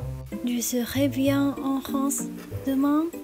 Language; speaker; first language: French; non-native, learner; Japanese